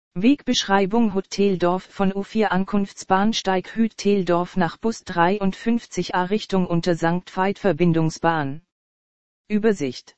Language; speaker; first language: German; native; German